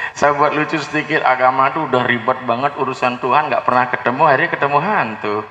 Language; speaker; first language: Indonesian; non-native, local second language; Balinese